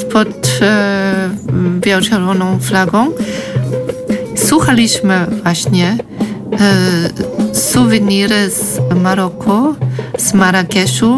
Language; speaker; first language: Polish; non-native, fluent; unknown